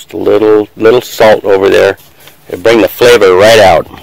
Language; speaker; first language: English; native; English